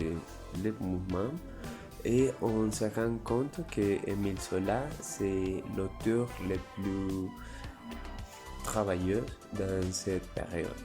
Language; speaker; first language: French; non-native, learner; Spanish